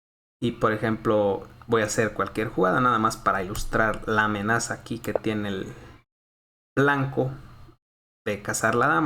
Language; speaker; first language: Spanish; native; Spanish